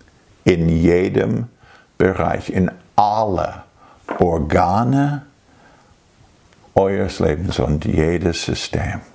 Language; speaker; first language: German; non-native, fluent; English